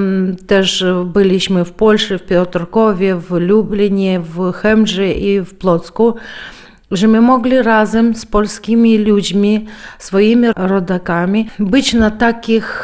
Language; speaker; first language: Polish; early bilingual, heritage; Polish